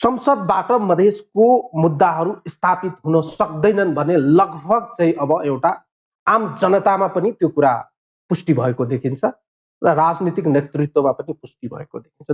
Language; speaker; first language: Nepali; non-native, local second language; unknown